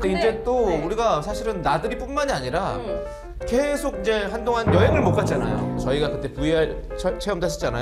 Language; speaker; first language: Korean; native; Korean